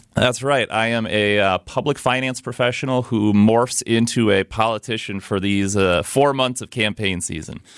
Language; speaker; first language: English; native; English